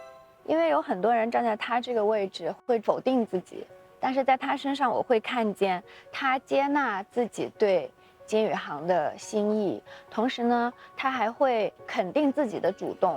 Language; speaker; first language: Chinese; native; Chinese